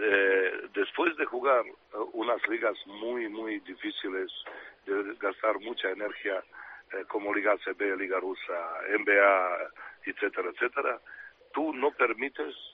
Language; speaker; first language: Spanish; non-native, fluent; Serbian